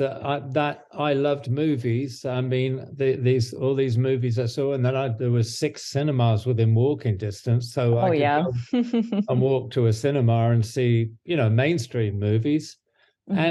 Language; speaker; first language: English; native; English